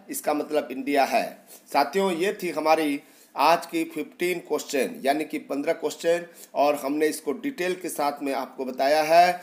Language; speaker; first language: Hindi; native; Hindi